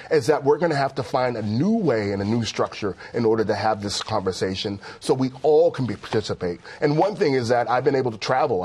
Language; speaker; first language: English; native; English